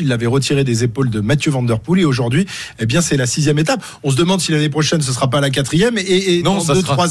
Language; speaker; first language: French; native; French